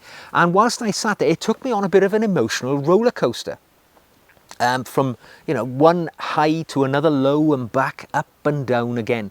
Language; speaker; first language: English; native; English